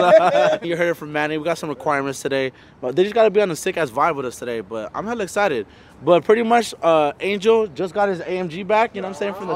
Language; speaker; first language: English; early bilingual, other home language; Spanish